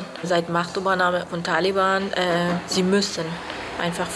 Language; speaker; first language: German; non-native, fluent; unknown